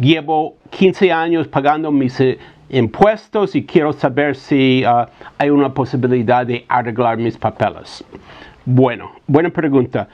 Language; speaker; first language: Spanish; non-native, fluent; English